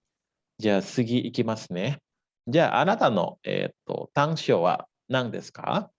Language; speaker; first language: Japanese; non-native, fluent; Indonesian